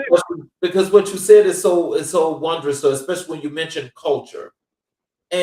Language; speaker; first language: English; native; English